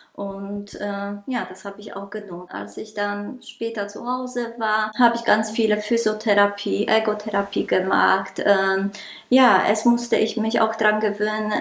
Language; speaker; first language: German; non-native, local second language; Polish